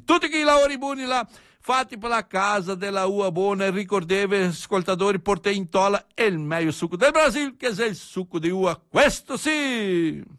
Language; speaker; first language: Italian; early bilingual, heritage; Venetian